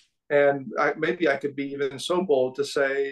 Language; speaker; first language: English; native; English